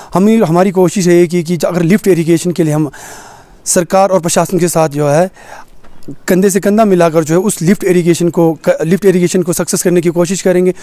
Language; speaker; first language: Hindi; native; Hindi